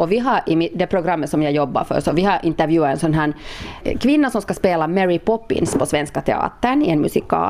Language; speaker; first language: Swedish; native; Swedish